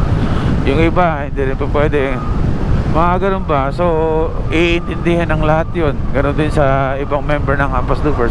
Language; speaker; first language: Filipino; native; Filipino